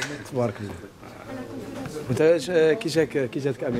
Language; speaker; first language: Dutch; native; Dutch